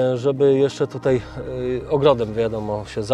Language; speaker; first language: Polish; native; Polish